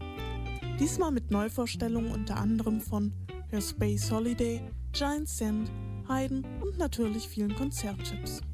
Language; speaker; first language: German; native; German